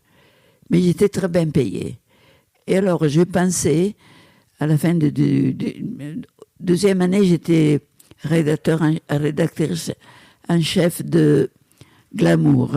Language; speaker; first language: French; non-native, fluent; Italian